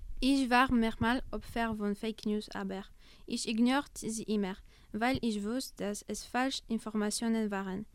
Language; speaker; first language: German; non-native, learner; French